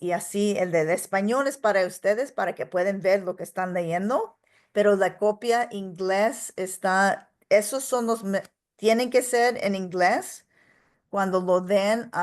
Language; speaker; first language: Spanish; non-native, local second language; English